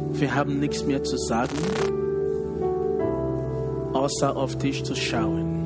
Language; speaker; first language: German; non-native, fluent; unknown